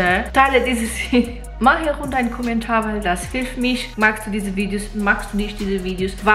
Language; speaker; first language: German; non-native, fluent; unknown